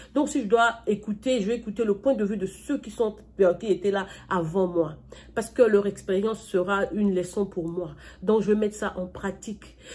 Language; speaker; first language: French; non-native, local second language; Lingala